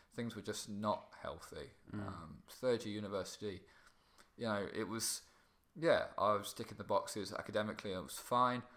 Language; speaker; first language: English; native; English